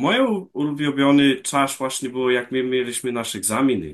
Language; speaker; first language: Polish; early bilingual, heritage; English